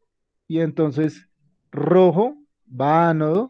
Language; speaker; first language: Spanish; native; Spanish